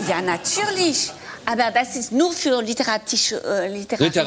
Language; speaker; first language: German; non-native, fluent; French